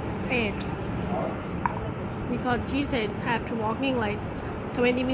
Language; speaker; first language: English; non-native, learner; Thai